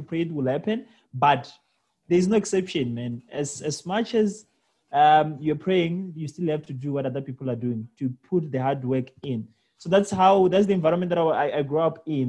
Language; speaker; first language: English; non-native, local second language; Venda